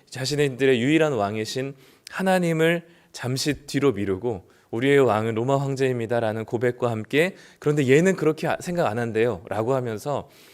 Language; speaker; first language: Korean; native; Korean